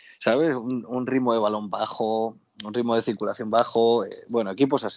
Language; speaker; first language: Spanish; native; Spanish